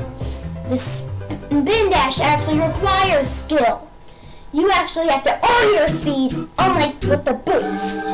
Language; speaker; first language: English; native; English